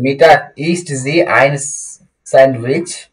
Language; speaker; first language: German; non-native, fluent; Bangla